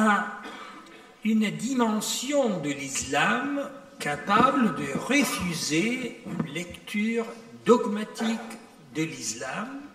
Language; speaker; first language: French; non-native, fluent; Italian